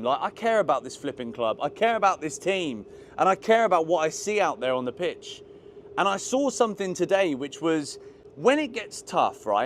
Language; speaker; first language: English; native; English